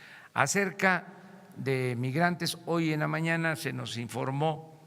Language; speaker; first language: Spanish; native; Spanish